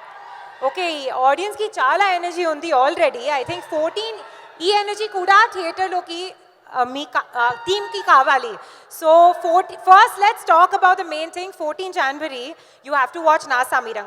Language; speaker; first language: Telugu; non-native, learner; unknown